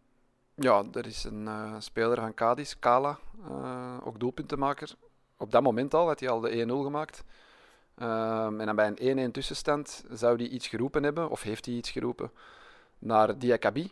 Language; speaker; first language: Dutch; native; Dutch